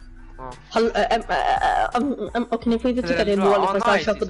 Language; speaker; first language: Swedish; native; Swedish